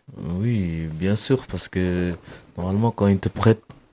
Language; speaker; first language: French; non-native, fluent; Kabuverdianu